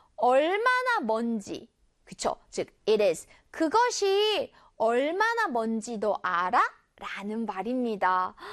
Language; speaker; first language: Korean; native; Korean